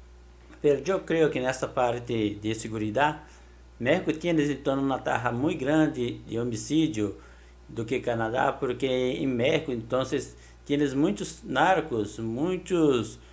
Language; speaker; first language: Spanish; non-native, learner; Portuguese